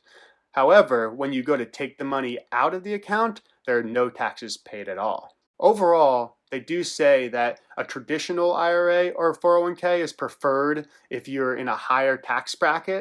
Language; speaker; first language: English; native; English